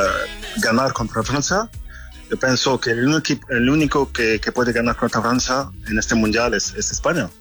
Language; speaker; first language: Spanish; non-native, fluent; French